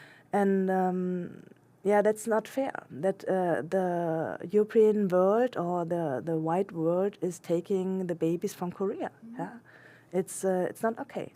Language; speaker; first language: English; non-native, local second language; German